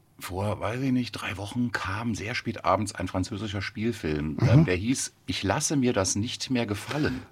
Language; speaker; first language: German; native; German